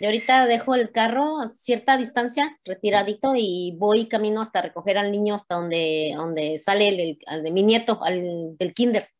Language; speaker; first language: Spanish; native; Spanish